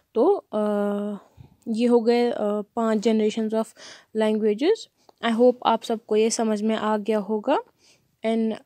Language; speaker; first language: Hindi; non-native, local second language; Kashmiri